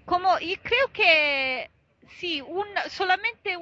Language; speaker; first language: Spanish; non-native, fluent; Italian